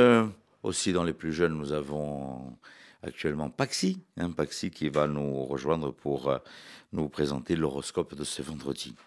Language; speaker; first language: French; native; French